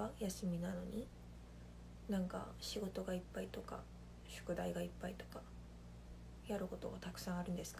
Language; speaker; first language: Japanese; non-native, fluent; Korean